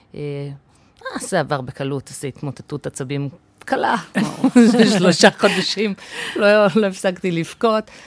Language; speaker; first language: Hebrew; early bilingual, other home language; English